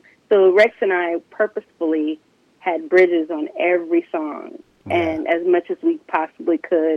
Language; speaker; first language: English; native; English